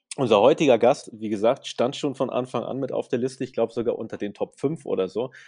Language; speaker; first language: German; native; German